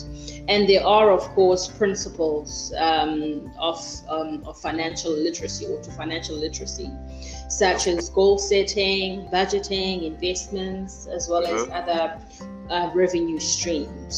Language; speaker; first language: English; non-native, local second language; Xhosa